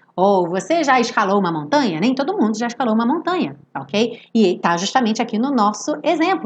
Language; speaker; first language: Portuguese; native; Portuguese